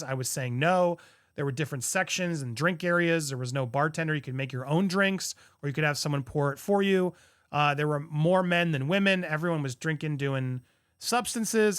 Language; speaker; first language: English; native; English